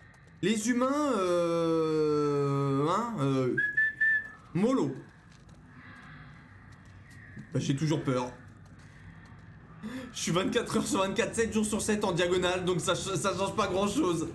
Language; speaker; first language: French; native; French